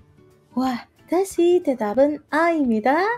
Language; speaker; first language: Korean; non-native, fluent; Indonesian